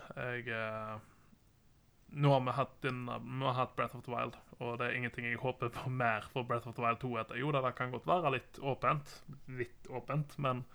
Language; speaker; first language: Norwegian; native; Norwegian